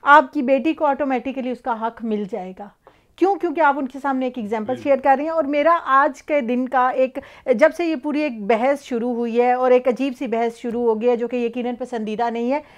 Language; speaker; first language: Urdu; native; Urdu